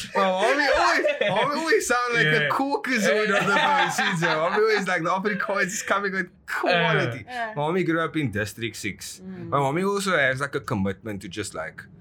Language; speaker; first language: English; native; English